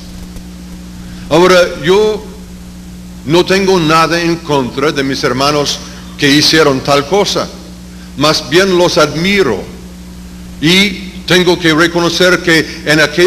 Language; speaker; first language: Spanish; non-native, fluent; English